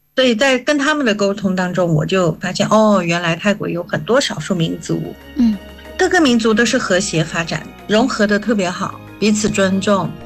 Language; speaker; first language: Chinese; native; Chinese